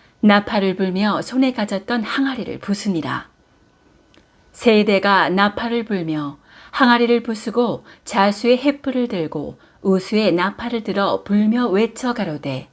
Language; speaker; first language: Korean; native; Korean